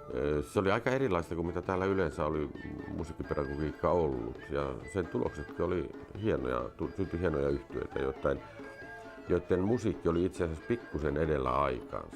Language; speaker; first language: Finnish; native; Finnish